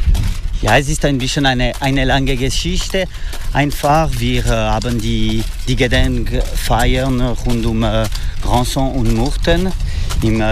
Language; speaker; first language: German; non-native, fluent; French